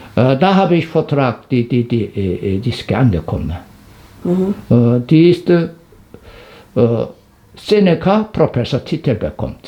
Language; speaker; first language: German; non-native, learner; Korean